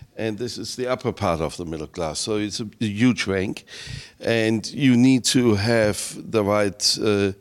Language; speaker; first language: English; non-native, fluent; German